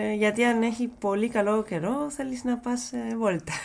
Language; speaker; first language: Greek; non-native, learner; Spanish